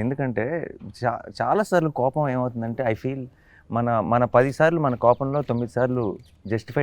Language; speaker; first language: Telugu; native; Telugu